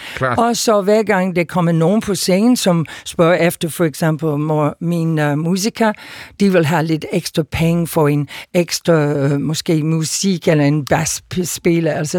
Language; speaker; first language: Danish; non-native, fluent; English